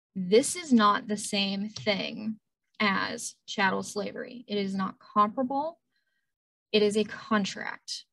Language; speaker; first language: English; native; English